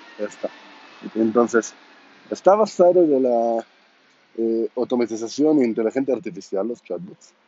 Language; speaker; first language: Spanish; non-native, fluent; Hebrew